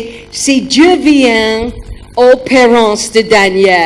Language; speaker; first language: French; non-native, learner; German